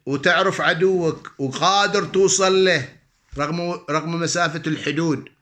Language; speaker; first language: Arabic; native; Arabic